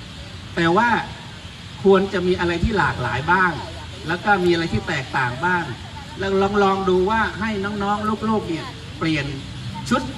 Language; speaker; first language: Thai; native; Thai